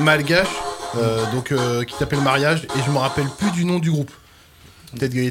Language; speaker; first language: French; native; French